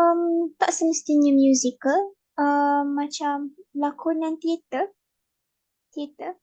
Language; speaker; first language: Malay; native; Malay